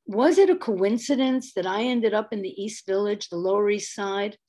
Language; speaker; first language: English; native; English